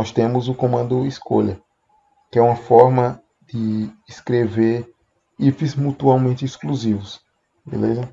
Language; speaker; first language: Portuguese; native; Portuguese